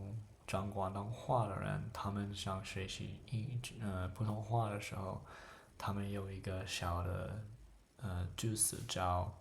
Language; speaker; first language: Chinese; non-native, learner; English